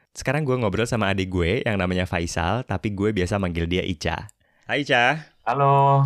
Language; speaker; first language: Indonesian; native; Indonesian